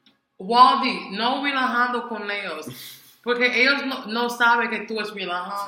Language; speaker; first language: Spanish; non-native, learner; English